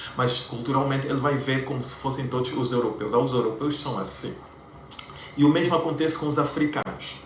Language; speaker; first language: Portuguese; native; Portuguese